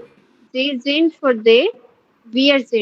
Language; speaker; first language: German; non-native, learner; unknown